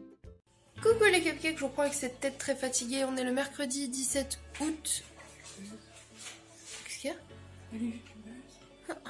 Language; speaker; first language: French; native; French